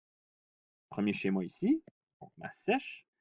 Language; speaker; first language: French; native; French